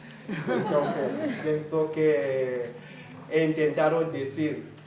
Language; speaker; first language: Spanish; non-native, fluent; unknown